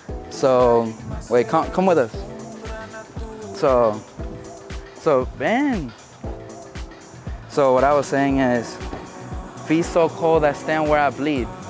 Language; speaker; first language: English; native; English